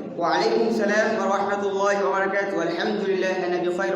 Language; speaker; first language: Arabic; non-native, learner; Bangla